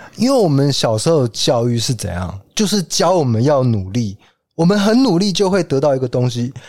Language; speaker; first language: Chinese; native; Chinese